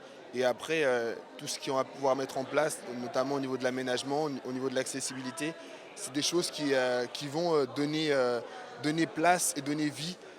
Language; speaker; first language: French; native; French